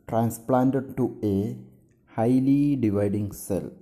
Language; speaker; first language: English; non-native, local second language; Malayalam